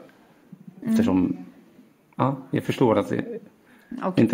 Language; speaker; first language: Swedish; non-native, learner; Arabic